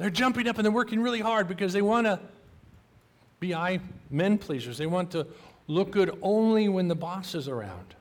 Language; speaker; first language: English; native; English